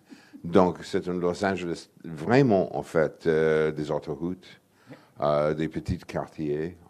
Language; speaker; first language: French; non-native, fluent; English